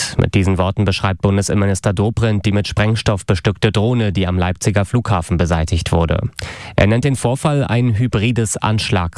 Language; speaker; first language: German; native; German